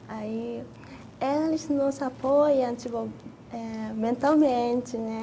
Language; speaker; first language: Portuguese; non-native, fluent; Japanese